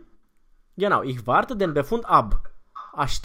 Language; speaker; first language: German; non-native, fluent; Romanian